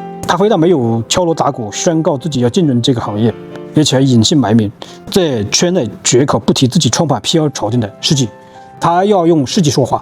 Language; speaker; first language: Chinese; native; Chinese